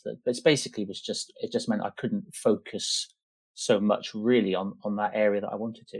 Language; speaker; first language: English; native; English